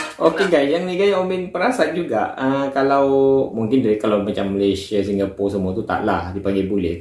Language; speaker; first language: Malay; native; Malay